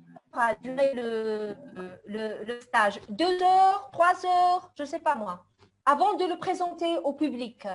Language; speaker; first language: French; non-native, fluent; Italian